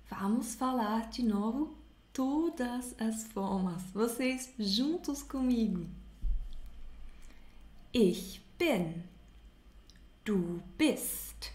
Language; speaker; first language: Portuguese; non-native, fluent; German